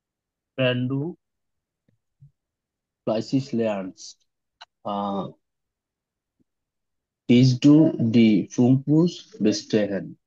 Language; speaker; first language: German; non-native, learner; Bangla